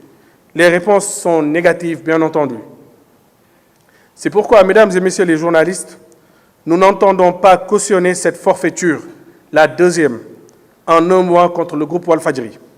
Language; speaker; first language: French; non-native, local second language; Wolof